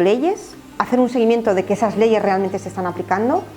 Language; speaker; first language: Spanish; native; Spanish